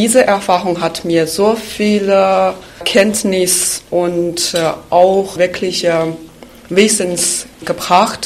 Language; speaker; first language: German; non-native, fluent; Chinese